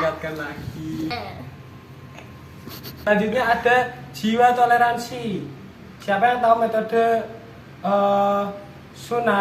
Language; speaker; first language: Indonesian; native; Indonesian